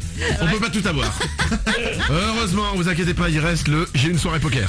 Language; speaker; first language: French; native; French